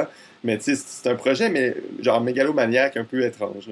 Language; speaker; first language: French; native; French